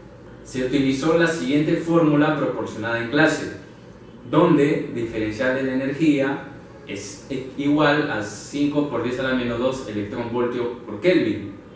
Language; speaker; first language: Spanish; native; Spanish